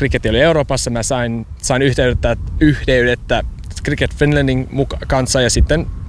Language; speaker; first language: Finnish; non-native, fluent; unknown